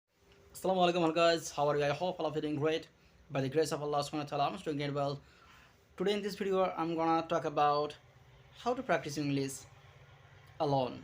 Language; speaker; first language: English; non-native, learner; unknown